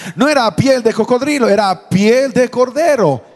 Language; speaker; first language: Spanish; native; Spanish